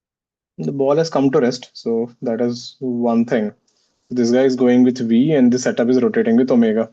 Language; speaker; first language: English; non-native, local second language; Hindi